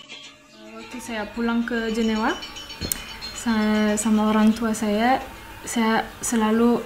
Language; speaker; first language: Indonesian; non-native, fluent; French